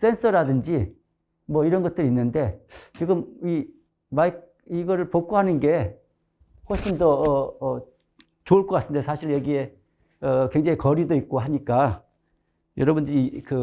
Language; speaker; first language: Korean; native; Korean